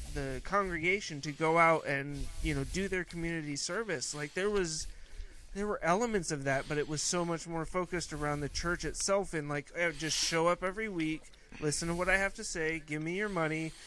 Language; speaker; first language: English; native; English